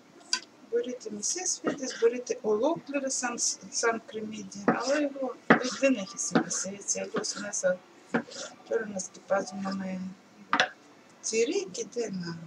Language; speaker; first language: Greek; non-native, learner; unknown